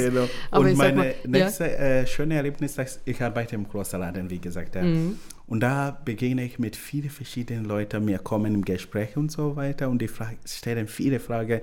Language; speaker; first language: German; non-native, learner; Swahili